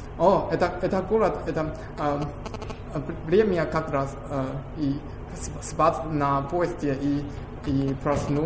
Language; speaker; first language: Russian; non-native, learner; Chinese